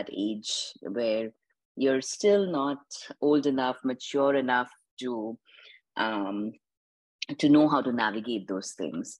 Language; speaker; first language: English; non-native, local second language; Hindi